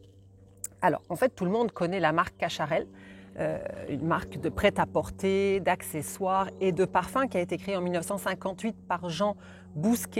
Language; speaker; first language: French; native; French